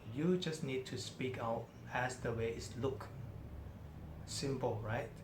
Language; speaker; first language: English; non-native, fluent; Thai